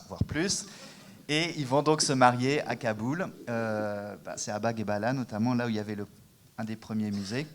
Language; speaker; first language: French; native; French